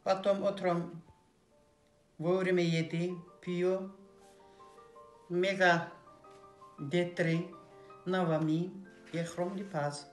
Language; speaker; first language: Russian; non-native, local second language; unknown